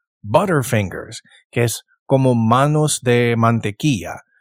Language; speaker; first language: Spanish; non-native, fluent; English